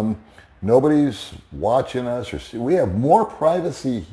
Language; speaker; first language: English; native; English